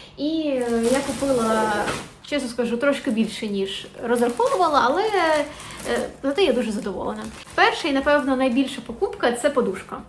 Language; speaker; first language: Ukrainian; native; Ukrainian